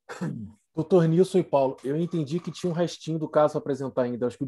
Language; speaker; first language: Portuguese; native; Portuguese